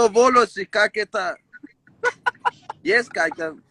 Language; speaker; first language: Russian; non-native, learner; Persian